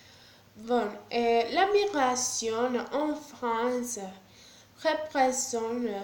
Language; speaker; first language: French; non-native, learner; Spanish